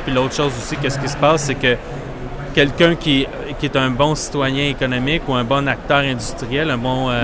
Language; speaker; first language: French; native; French